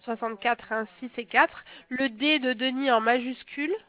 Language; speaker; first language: French; native; French